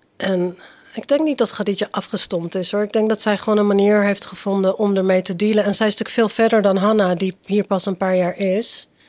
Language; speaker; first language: Dutch; early bilingual, other home language; Persian